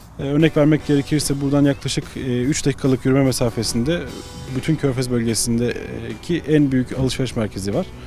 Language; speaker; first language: Turkish; early bilingual, heritage; Turkish